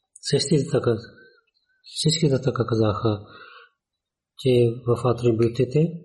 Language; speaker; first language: Bulgarian; non-native, learner; Urdu